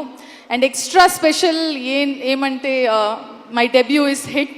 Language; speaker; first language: Telugu; non-native, learner; Kannada